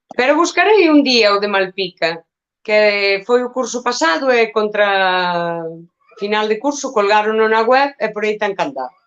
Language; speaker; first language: Galician; native; Galician